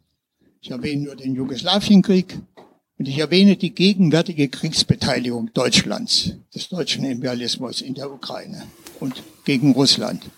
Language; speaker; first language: German; native; German